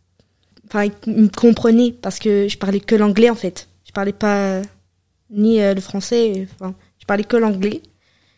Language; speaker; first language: French; early bilingual, other home language; Arabic